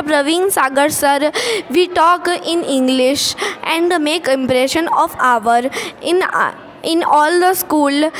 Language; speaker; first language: English; non-native, learner; Hindi